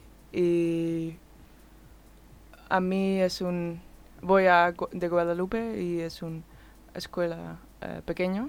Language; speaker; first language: Spanish; non-native, learner; Dutch